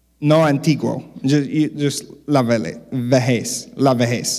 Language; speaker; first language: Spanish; non-native, learner; English